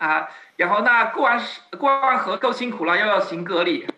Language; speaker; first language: Chinese; native; Chinese